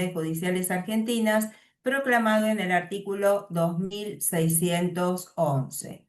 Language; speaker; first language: Spanish; native; Spanish